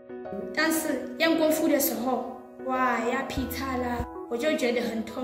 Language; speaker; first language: Chinese; non-native, learner; Southern Sotho